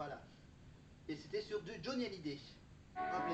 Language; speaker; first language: French; native; French